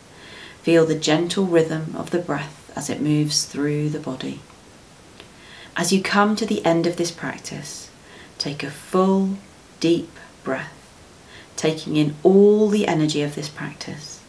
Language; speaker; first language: English; native; English